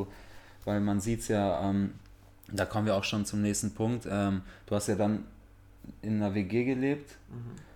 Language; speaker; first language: German; native; German